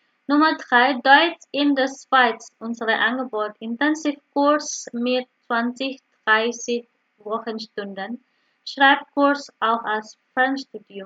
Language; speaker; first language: German; non-native, learner; Indonesian